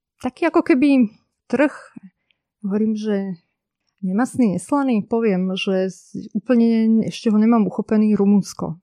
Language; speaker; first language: Slovak; native; Slovak